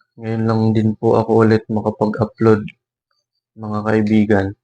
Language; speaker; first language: Filipino; non-native, local second language; Waray